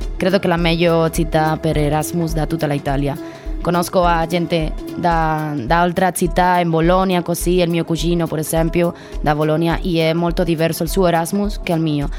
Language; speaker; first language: Italian; non-native, learner; Spanish